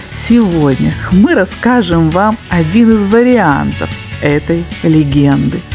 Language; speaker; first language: Russian; native; Russian